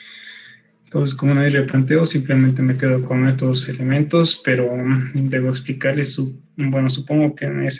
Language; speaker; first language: Spanish; native; Spanish